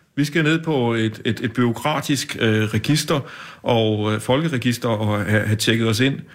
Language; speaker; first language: Danish; native; Danish